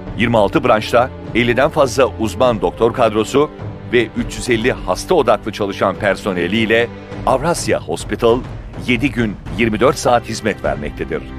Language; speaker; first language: Turkish; native; Turkish